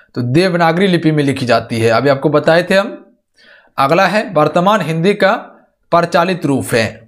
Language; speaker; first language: Hindi; native; Hindi